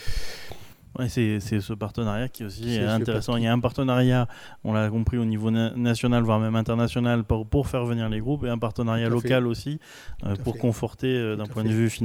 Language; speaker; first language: French; native; French